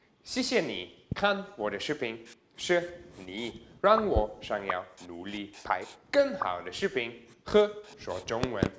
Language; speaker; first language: Chinese; non-native, learner; German